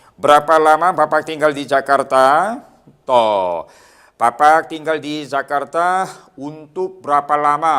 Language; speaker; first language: Indonesian; non-native, fluent; Korean